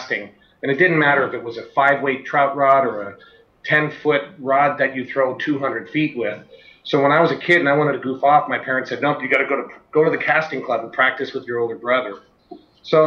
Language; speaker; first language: English; native; English